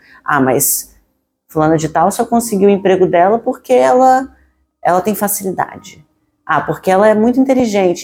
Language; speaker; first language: Portuguese; native; Portuguese